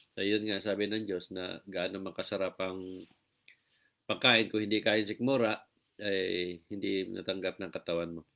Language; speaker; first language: Filipino; non-native, local second language; Cebuano